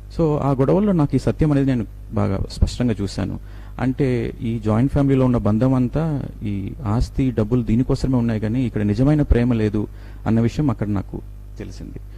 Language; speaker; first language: Telugu; native; Telugu